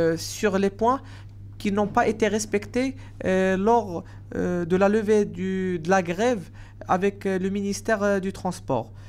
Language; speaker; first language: French; non-native, local second language; Arabic